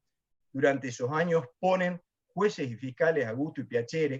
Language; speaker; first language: Spanish; native; Spanish